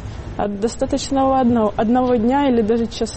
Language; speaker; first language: Russian; native; Russian